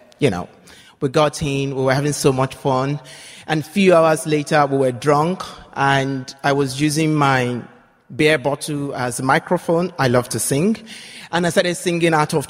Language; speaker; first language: English; non-native, local second language; Yoruba